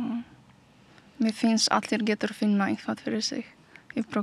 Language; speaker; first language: Icelandic; non-native, learner; Polish